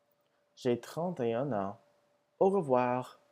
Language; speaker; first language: French; non-native, fluent; English